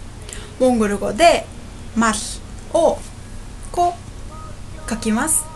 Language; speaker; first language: Japanese; non-native, fluent; Mongolian